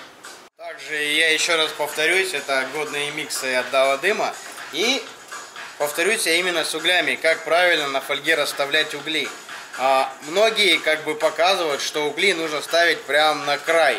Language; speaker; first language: Russian; native; Russian